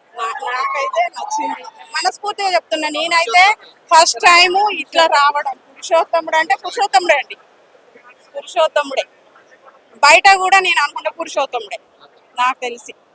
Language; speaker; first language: Telugu; native; Telugu